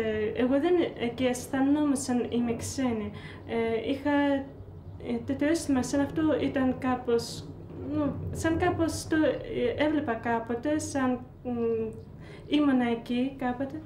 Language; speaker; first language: Greek; non-native, fluent; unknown